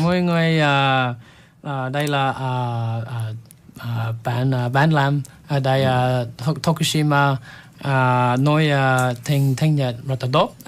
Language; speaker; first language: Vietnamese; non-native, learner; English